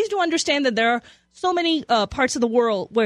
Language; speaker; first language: English; non-native, local second language; Urdu